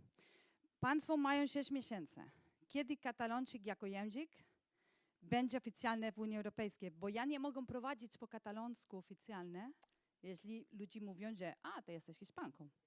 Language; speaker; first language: Polish; non-native, learner; Catalan